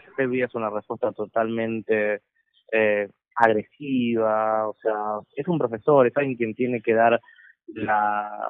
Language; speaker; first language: Spanish; native; Spanish